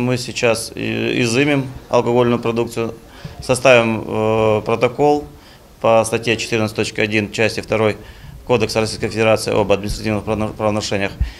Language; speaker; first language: Russian; native; Russian